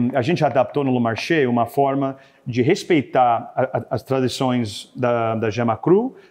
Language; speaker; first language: Portuguese; non-native, fluent; English